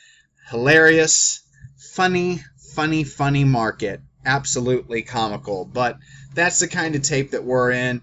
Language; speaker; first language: English; native; English